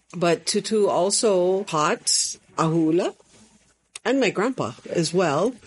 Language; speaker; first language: English; native; English